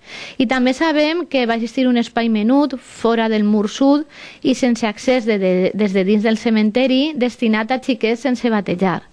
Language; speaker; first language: Catalan; native; Catalan